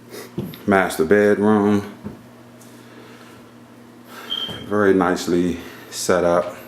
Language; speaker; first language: English; native; English